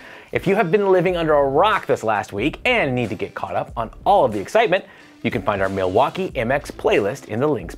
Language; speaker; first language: English; native; English